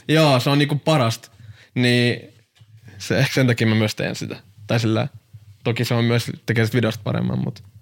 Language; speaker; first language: Finnish; early bilingual, other home language; Arabic